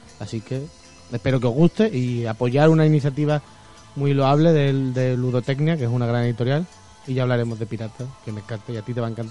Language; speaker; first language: Spanish; native; Spanish